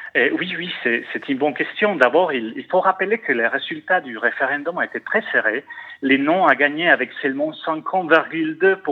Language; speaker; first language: French; non-native, fluent; Spanish